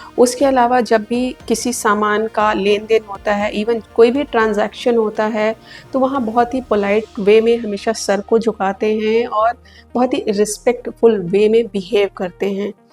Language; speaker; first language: Hindi; native; Hindi